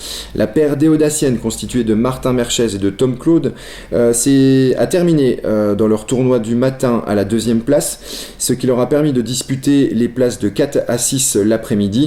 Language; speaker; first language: French; native; French